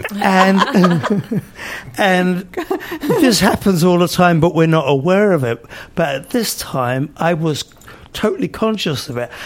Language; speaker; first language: English; native; English